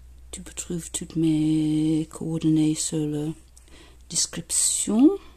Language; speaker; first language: French; non-native, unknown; English